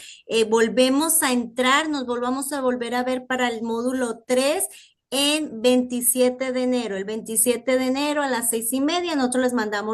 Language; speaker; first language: Spanish; native; Spanish